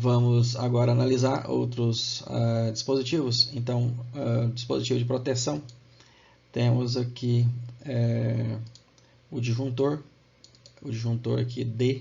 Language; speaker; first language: Portuguese; native; Portuguese